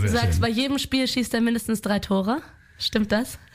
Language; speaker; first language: German; native; German